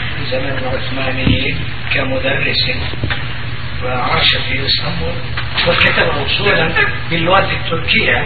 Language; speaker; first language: Arabic; non-native, fluent; Turkish